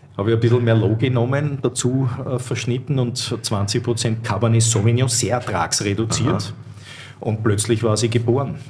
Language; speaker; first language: German; native; German